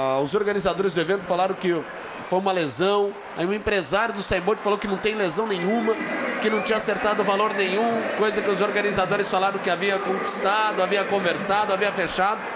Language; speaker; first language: Portuguese; native; Portuguese